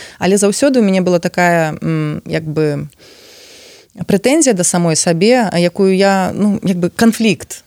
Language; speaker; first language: Belarusian; non-native, local second language; Russian